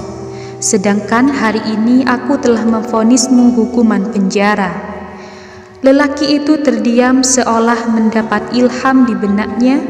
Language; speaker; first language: Indonesian; native; Indonesian